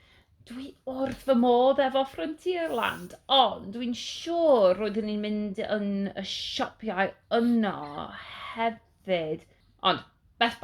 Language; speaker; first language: Welsh; non-native, learner; English